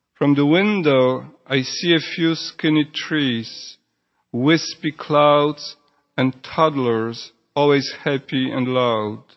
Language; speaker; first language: English; non-native, fluent; Polish